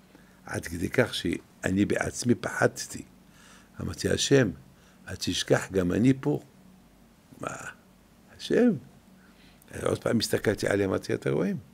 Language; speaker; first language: Hebrew; non-native, fluent; French